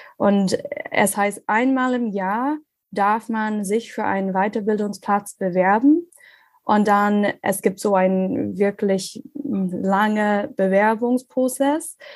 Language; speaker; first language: German; non-native, learner; English